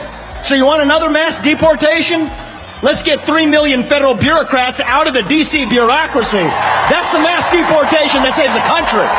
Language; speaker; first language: English; early bilingual, other home language; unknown